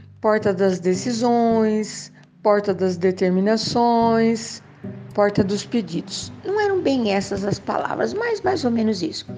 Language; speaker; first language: Portuguese; native; Portuguese